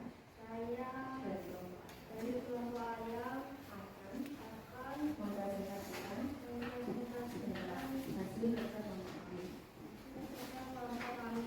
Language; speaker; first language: Malay; native; Malay